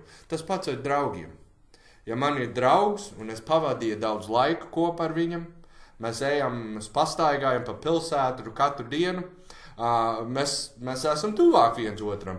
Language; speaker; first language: Latvian; non-native, learner; English